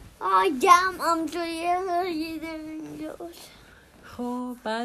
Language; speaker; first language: Persian; early bilingual, heritage; Persian